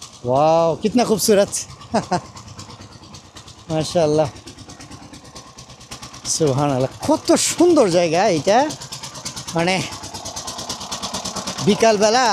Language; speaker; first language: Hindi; non-native, learner; Bangla